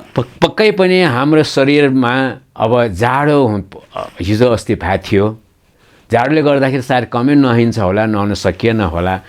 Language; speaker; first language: Nepali; non-native, local second language; Newari